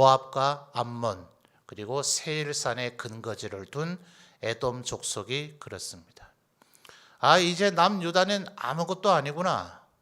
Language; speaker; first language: Korean; native; Korean